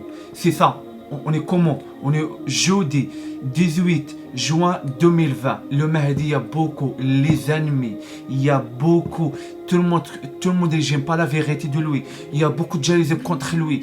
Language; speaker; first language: French; non-native, learner; Arabic